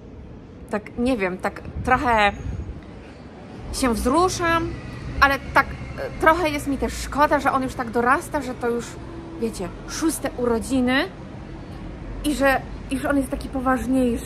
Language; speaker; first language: Polish; native; Polish